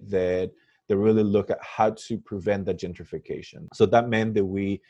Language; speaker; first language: English; non-native, fluent; Spanish